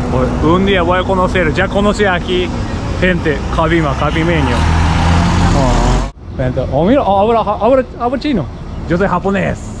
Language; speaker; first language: Spanish; non-native, learner; Japanese